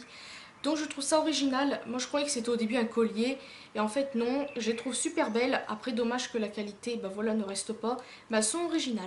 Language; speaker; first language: French; native; French